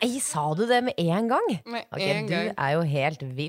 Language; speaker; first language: Norwegian; native; Norwegian